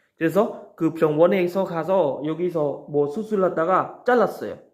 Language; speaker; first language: Korean; non-native, learner; Khmer